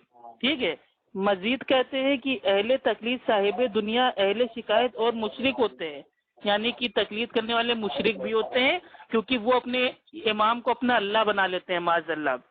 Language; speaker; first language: Hindi; native; Hindi